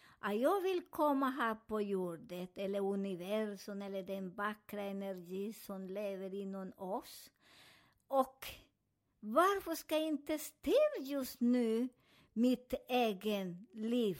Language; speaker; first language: Swedish; non-native, fluent; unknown